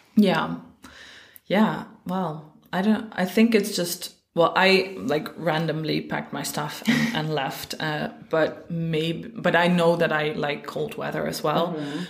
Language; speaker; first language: English; non-native, fluent; Dutch